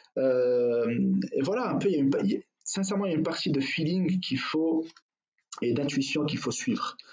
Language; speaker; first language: French; non-native, local second language; Arabic